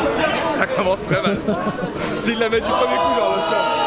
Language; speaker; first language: French; native; French